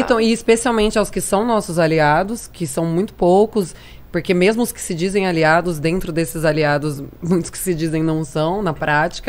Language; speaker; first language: Portuguese; native; Portuguese